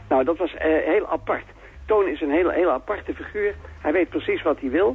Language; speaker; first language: Dutch; native; Dutch